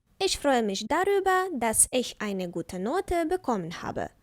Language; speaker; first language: German; non-native, fluent; Ukrainian